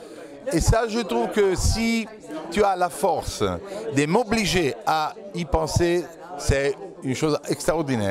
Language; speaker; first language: French; non-native, fluent; Italian